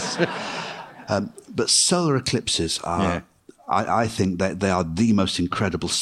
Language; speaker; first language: English; native; English